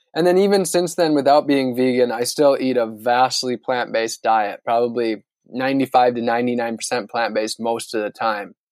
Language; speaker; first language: English; native; English